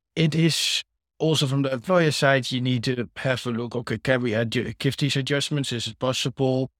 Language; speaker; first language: English; non-native, fluent; Dutch